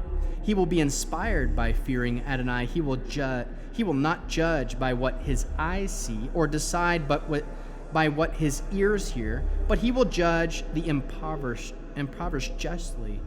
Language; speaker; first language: English; native; English